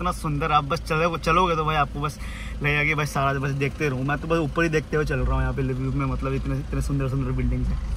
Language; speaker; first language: Hindi; native; Hindi